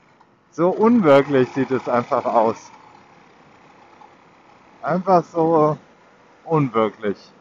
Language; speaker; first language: German; native; German